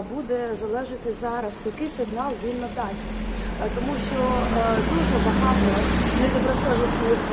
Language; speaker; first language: Ukrainian; native; Ukrainian